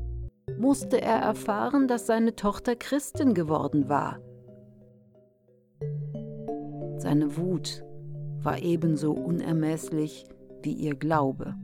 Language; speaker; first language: German; native; German